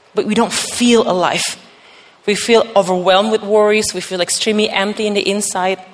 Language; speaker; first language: English; non-native, fluent; Indonesian